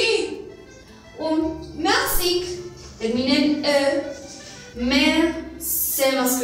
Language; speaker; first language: French; non-native, learner; Spanish